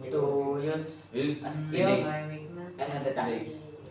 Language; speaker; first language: English; non-native, learner; Indonesian